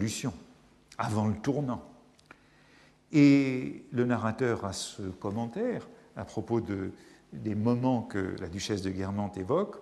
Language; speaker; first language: French; native; French